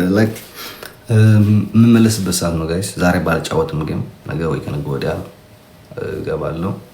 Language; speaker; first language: Amharic; non-native, local second language; Tigrinya